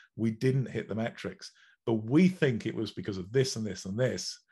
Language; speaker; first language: English; native; English